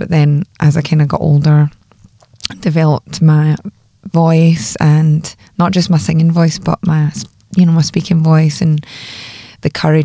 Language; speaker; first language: English; native; English